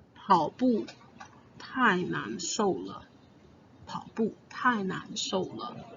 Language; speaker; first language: Chinese; non-native, fluent; English